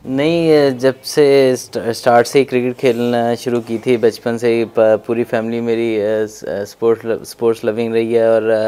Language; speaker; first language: Urdu; non-native, local second language; Punjabi